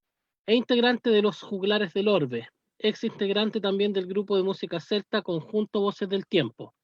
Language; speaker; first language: Spanish; native; Spanish